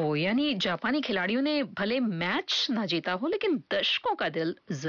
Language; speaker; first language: Hindi; native; Hindi